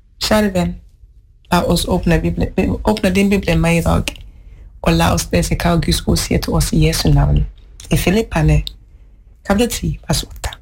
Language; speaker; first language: Norwegian; non-native, learner; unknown